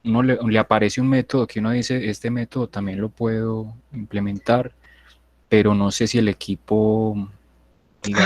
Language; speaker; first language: Spanish; native; Spanish